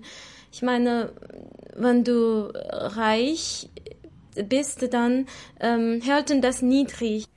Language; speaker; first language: German; non-native, learner; Chinese